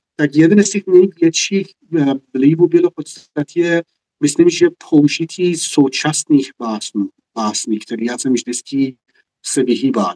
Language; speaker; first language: Czech; non-native, fluent; Persian